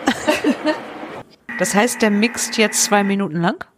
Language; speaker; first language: German; native; German